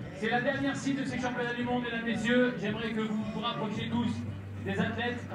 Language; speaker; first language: French; native; French